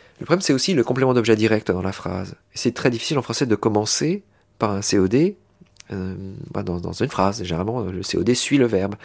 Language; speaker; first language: French; native; French